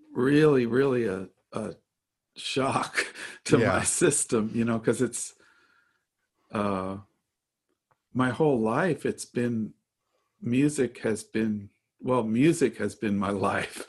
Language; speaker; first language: English; native; English